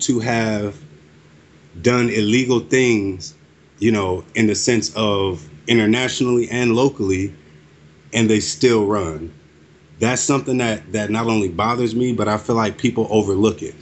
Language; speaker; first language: English; native; English